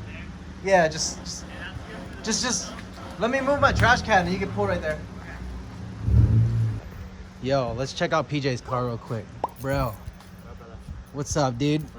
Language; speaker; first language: English; native; English